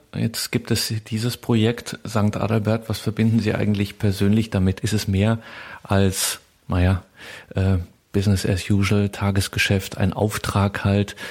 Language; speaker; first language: German; native; German